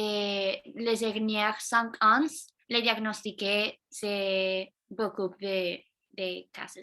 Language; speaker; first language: French; non-native, learner; Spanish